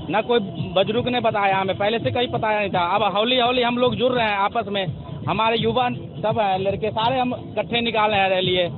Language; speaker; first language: Hindi; non-native, local second language; Punjabi